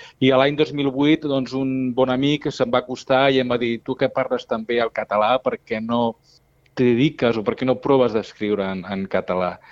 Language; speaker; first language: Catalan; non-native, local second language; Spanish